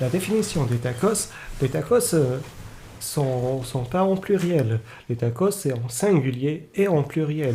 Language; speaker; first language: French; non-native, fluent; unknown